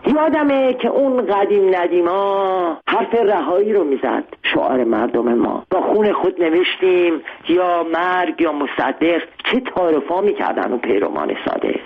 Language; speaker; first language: Persian; non-native, local second language; Armenian